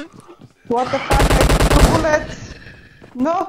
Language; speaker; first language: English; non-native, fluent; Polish